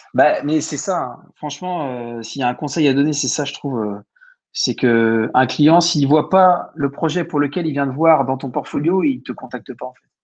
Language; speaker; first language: French; native; French